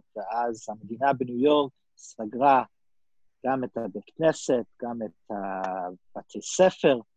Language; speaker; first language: Hebrew; non-native, fluent; English